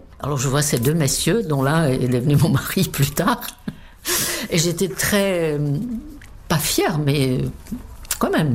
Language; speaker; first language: French; non-native, fluent; Czech